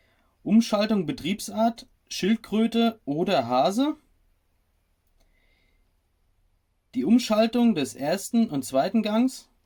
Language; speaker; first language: German; native; German